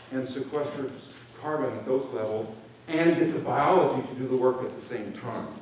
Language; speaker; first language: English; native; English